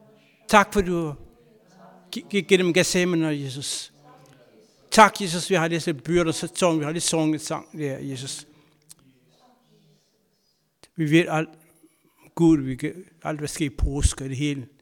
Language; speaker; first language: Danish; non-native, fluent; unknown